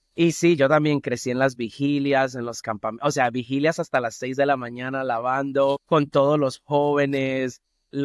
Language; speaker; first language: Spanish; early bilingual, other home language; English